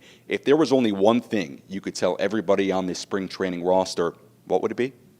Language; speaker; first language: English; native; English